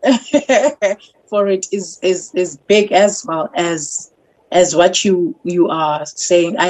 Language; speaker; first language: English; non-native, local second language; Xhosa